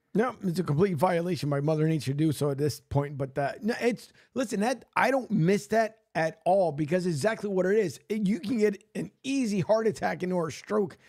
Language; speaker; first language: English; native; English